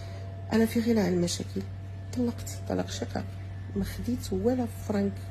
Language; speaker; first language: Arabic; native; Arabic